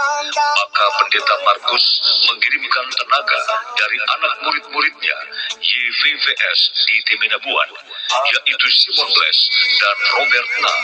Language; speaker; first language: Indonesian; native; Indonesian